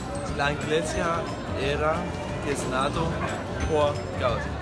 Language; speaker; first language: Spanish; non-native, learner; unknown